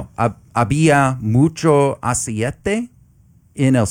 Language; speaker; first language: Spanish; non-native, learner; English